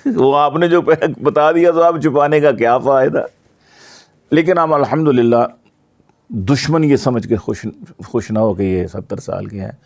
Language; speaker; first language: Urdu; non-native, local second language; Punjabi